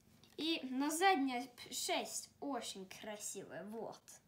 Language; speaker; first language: Russian; early bilingual, heritage; Russian